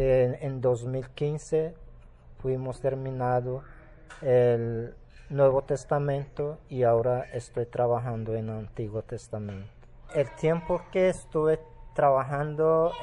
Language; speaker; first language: Spanish; non-native, local second language; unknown